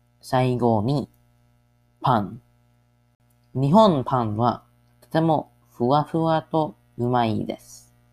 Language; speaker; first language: Japanese; non-native, learner; English